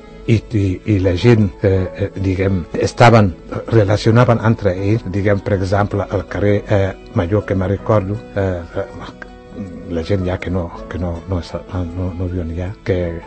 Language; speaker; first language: Catalan; non-native, fluent; Wolof